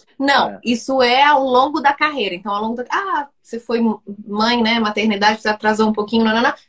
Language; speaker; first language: Portuguese; native; Portuguese